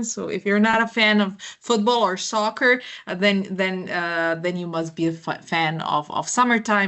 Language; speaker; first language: English; non-native, fluent; Croatian